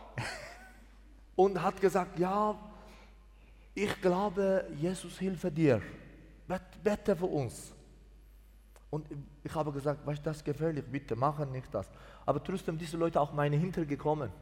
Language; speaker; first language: German; non-native, learner; Persian